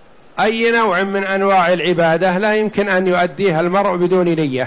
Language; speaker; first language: Arabic; native; Arabic